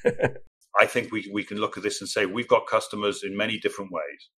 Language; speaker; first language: English; native; English